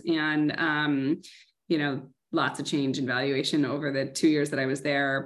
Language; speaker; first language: English; native; English